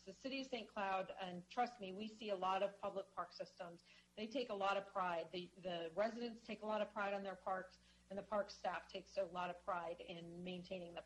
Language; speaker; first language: English; native; English